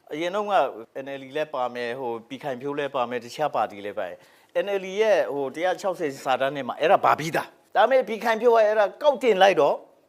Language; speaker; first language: Burmese; non-native, local second language; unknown